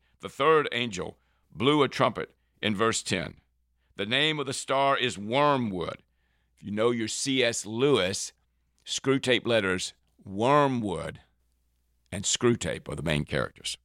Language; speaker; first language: English; native; English